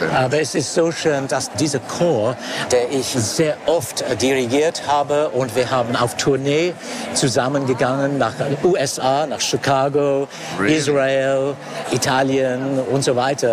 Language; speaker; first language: German; non-native, fluent; English